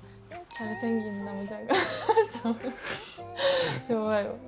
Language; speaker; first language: Korean; non-native, learner; Japanese